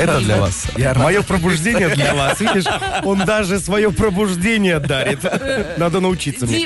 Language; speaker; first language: Russian; native; Russian